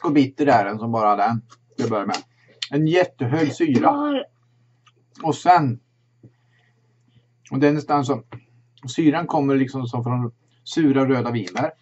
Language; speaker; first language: Swedish; native; Swedish